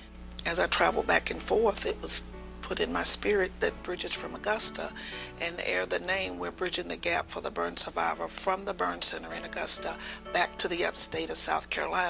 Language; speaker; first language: English; native; English